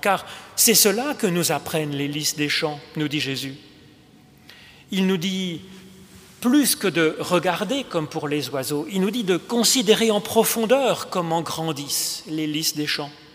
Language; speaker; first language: French; native; French